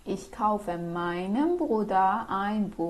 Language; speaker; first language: German; non-native, fluent; Persian